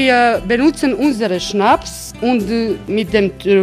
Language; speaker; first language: German; non-native, learner; Croatian